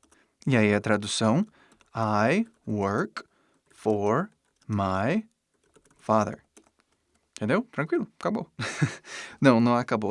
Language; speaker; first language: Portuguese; non-native, fluent; English